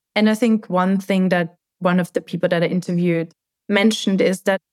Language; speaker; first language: English; non-native, fluent; German